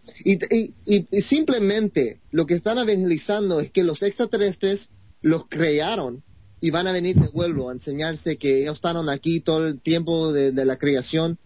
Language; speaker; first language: Spanish; non-native, fluent; English